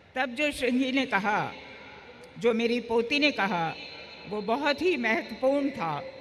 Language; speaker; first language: Hindi; native; Hindi